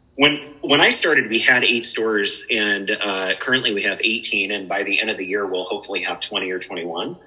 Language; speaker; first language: English; native; English